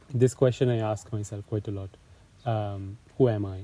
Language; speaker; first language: English; non-native, local second language; Hindi